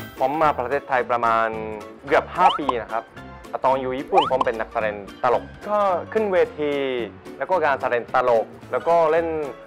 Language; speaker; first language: Thai; non-native, fluent; Japanese